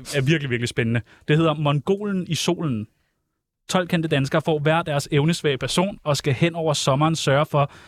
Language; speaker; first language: Danish; native; Danish